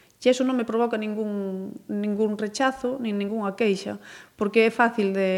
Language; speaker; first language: Galician; native; Galician